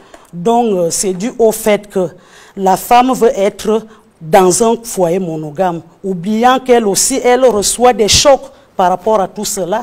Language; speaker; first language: French; non-native, local second language; Fang